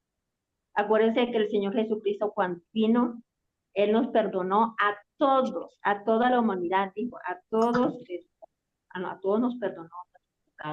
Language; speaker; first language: Spanish; native; Spanish